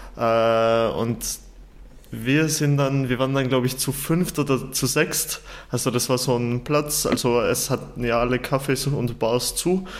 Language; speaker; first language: German; early bilingual, other home language; Turkish